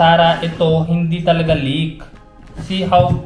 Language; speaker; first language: Filipino; non-native, learner; Punjabi